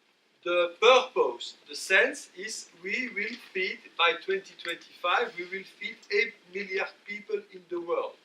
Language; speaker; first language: English; non-native, fluent; French